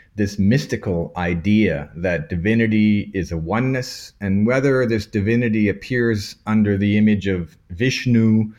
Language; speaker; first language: English; native; English